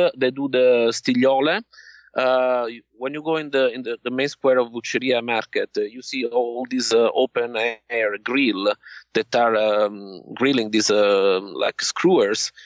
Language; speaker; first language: English; non-native, fluent; Italian